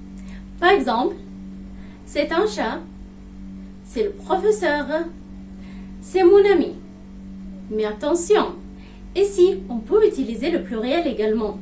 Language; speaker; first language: French; non-native, fluent; Arabic